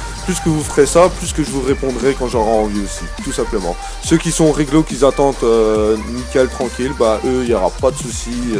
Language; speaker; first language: French; native; French